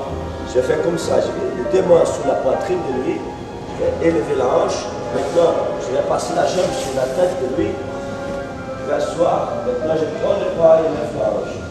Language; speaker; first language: French; non-native, learner; Portuguese